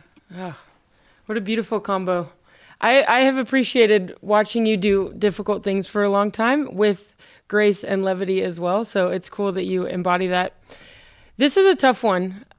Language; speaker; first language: English; native; English